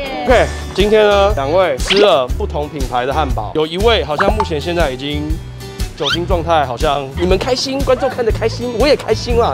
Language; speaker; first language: Chinese; native; Chinese